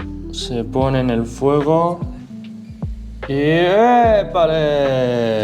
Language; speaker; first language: Spanish; native; Spanish